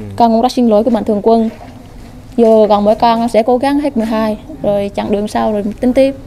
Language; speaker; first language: Vietnamese; non-native, local second language; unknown